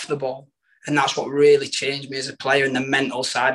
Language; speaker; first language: English; native; English